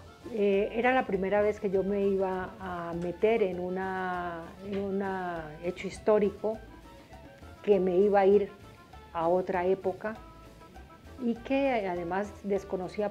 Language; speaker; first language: Spanish; native; Spanish